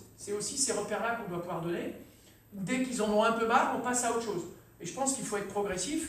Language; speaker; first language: French; native; French